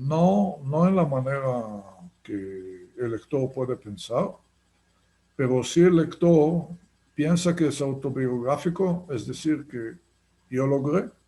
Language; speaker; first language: Spanish; non-native, fluent; Hebrew